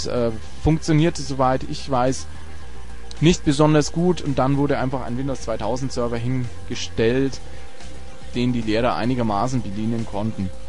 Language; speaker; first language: German; native; German